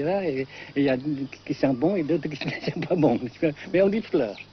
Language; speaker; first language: French; non-native, local second language; Vietnamese